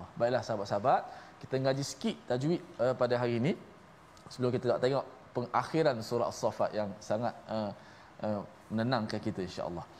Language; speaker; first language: Malay; native; Malay